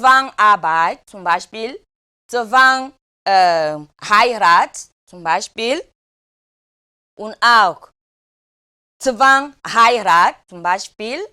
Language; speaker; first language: German; non-native, fluent; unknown